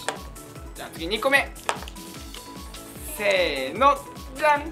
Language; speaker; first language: Japanese; native; Japanese